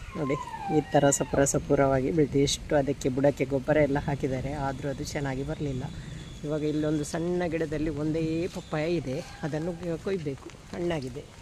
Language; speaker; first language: Kannada; native; Kannada